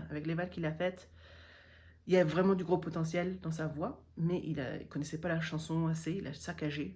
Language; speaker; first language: French; native; French